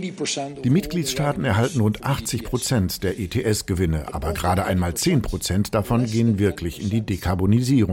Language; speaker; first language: German; native; German